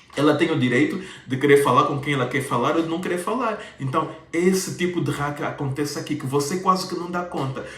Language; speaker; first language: Portuguese; native; Portuguese